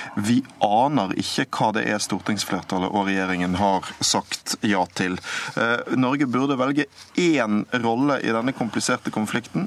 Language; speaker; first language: Norwegian; native; Norwegian